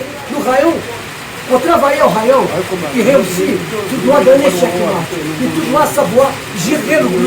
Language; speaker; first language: French; non-native, learner; Portuguese